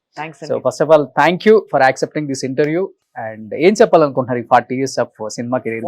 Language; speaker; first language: Telugu; native; Telugu